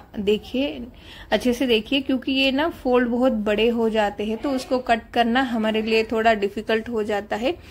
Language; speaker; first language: Hindi; non-native, local second language; Marathi